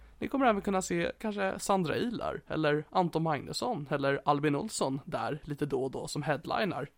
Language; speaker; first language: Swedish; native; Swedish